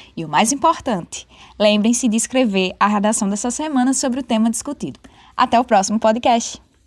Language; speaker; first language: Portuguese; native; Portuguese